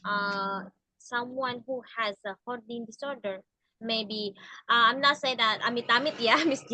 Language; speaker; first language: English; non-native, learner; Indonesian